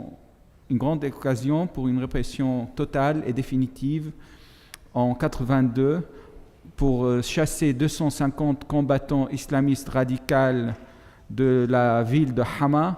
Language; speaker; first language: French; non-native, fluent; Arabic